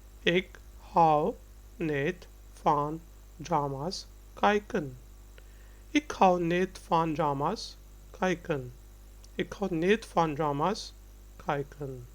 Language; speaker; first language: Dutch; non-native, learner; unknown